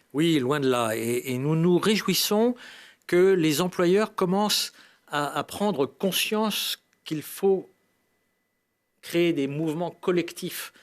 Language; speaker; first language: French; native; French